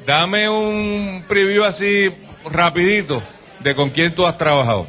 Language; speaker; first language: Spanish; native; Spanish